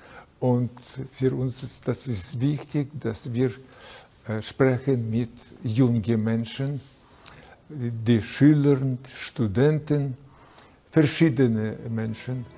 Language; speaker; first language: German; non-native, learner; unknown